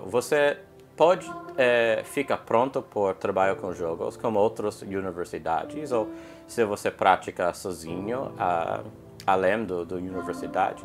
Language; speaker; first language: Portuguese; non-native, learner; English